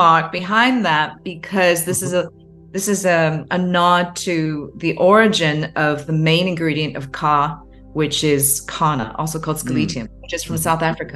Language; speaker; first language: English; non-native, local second language; Cantonese